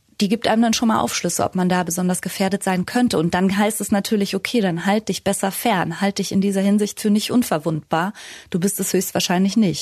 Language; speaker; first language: German; native; German